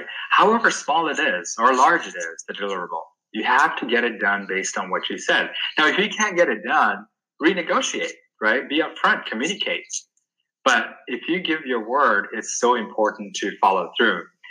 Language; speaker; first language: English; non-native, local second language; Sinhala